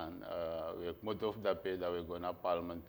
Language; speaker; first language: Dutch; non-native, local second language; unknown